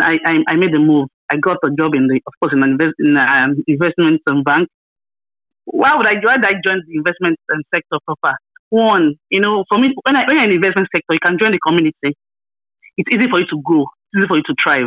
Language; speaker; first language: English; non-native, local second language; Yoruba